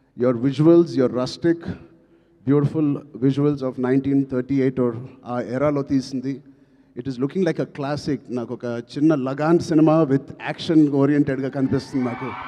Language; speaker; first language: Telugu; native; Telugu